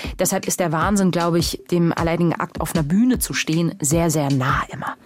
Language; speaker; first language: German; native; German